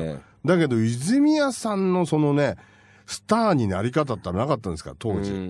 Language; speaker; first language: Japanese; native; Japanese